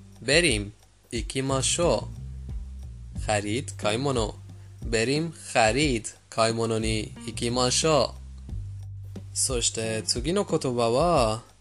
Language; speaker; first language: Japanese; non-native, fluent; Persian